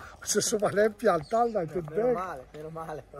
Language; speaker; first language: Italian; native; Italian